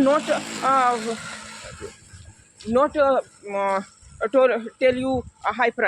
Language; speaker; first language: English; non-native, learner; Hindi